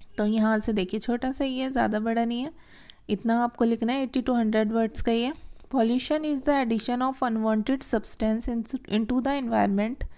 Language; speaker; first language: Hindi; native; Hindi